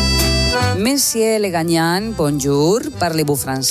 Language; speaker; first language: French; non-native, learner; Spanish